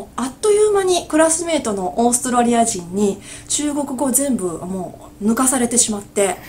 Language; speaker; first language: Japanese; native; Japanese